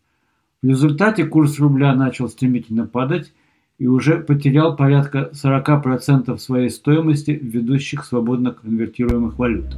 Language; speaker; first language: Russian; native; Russian